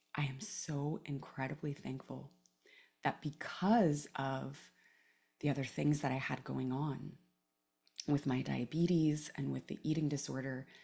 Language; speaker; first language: English; native; English